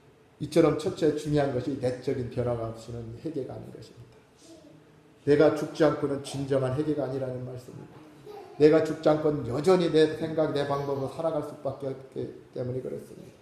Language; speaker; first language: Korean; native; Korean